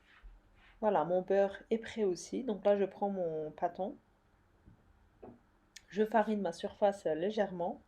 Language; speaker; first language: French; native; French